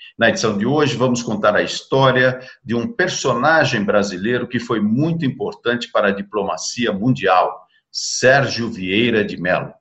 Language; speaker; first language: Portuguese; native; Portuguese